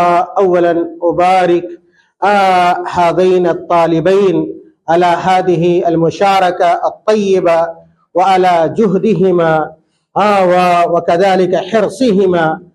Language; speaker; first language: Arabic; non-native, fluent; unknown